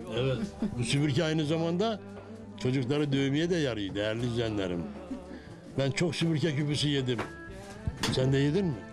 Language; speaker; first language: Turkish; native; Turkish